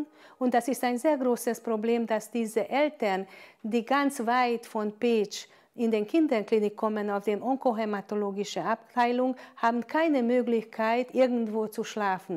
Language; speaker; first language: German; non-native, fluent; Hungarian